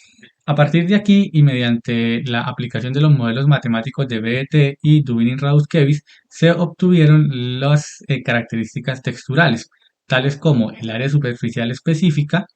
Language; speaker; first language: Spanish; native; Spanish